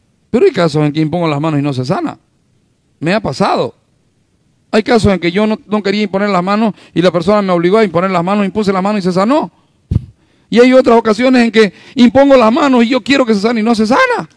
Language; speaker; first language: Spanish; native; Spanish